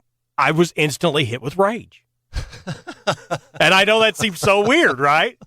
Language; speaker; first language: English; native; English